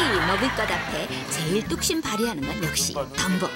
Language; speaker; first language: Korean; native; Korean